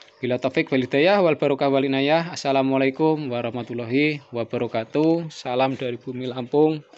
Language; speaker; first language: Indonesian; native; Indonesian